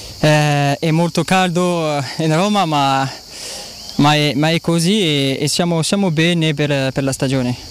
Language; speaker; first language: Italian; non-native, learner; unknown